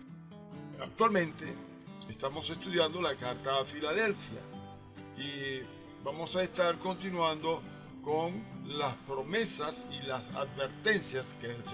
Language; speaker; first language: Spanish; native; Spanish